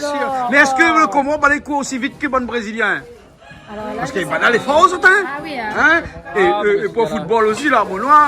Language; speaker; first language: French; native; French